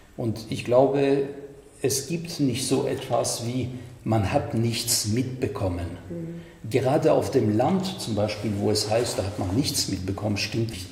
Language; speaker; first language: German; non-native, fluent; French